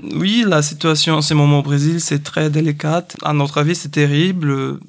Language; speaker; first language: French; non-native, fluent; Portuguese